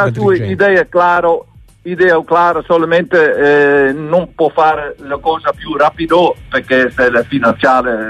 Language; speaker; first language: Italian; non-native, learner; Dutch